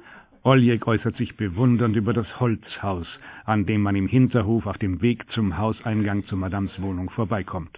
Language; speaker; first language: German; native; German